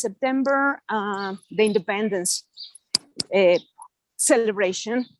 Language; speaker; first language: English; non-native, fluent; Spanish